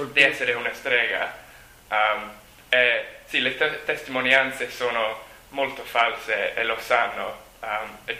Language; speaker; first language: Italian; non-native, learner; English